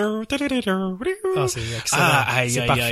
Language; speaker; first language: French; native; French